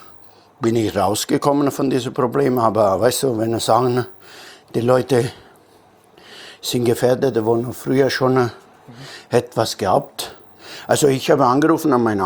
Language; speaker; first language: German; non-native, fluent; Italian